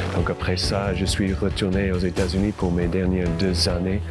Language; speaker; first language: French; non-native, fluent; English